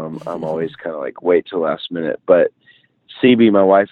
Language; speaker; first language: English; native; English